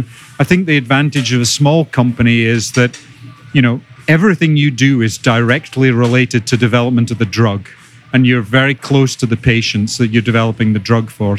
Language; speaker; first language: English; native; English